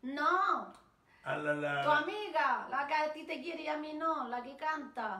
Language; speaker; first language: Spanish; native; Spanish